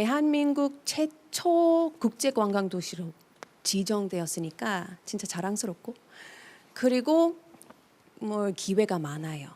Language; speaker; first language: Korean; non-native, fluent; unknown